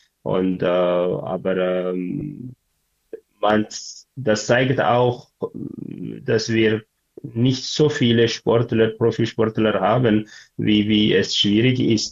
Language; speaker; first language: German; non-native, learner; Tigrinya